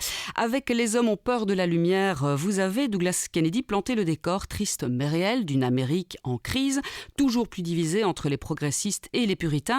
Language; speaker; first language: French; native; French